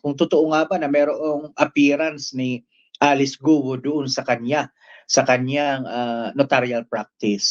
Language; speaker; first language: Filipino; native; Filipino